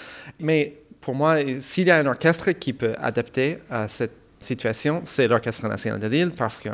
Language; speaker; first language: French; non-native, fluent; English